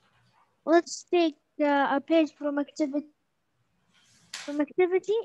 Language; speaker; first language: English; non-native, learner; Arabic